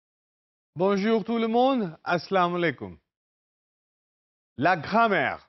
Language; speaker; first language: French; non-native, learner; Urdu